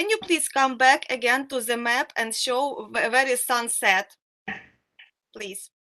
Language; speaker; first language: English; non-native, fluent; Russian